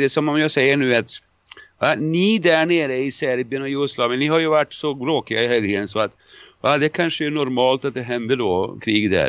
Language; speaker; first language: Swedish; non-native, fluent; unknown